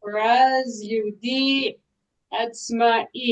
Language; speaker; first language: Hebrew; non-native, learner; English